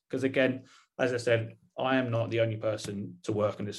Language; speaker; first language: English; native; English